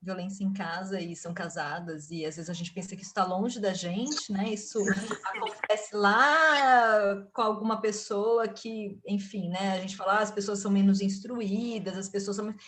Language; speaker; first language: Portuguese; native; Portuguese